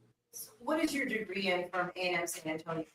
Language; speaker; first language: English; native; English